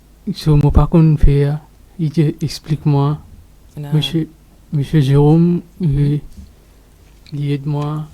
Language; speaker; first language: French; non-native, local second language; Morisyen